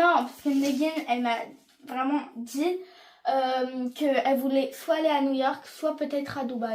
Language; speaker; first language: French; native; French